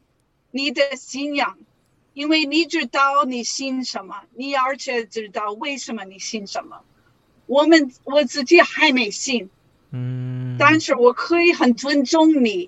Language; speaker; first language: Chinese; non-native, learner; English